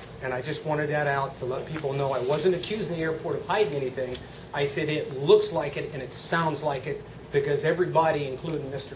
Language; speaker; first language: English; native; English